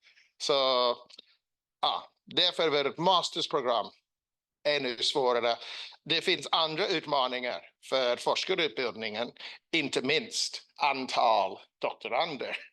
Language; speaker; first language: Swedish; non-native, fluent; English